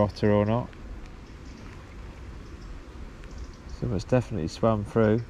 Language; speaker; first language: English; native; English